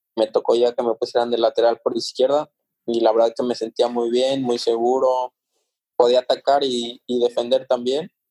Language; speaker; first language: Spanish; native; Spanish